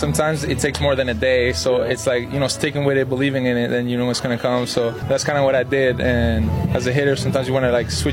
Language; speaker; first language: English; non-native, fluent; Spanish